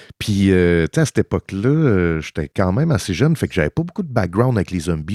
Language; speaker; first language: French; early bilingual, heritage; French